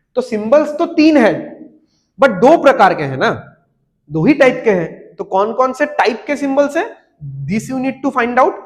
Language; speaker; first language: Hindi; non-native, local second language; Bangla